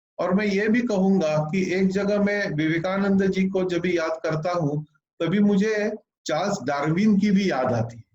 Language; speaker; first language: Hindi; non-native, local second language; Marathi